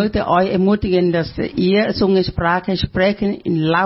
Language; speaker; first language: German; non-native, fluent; Thai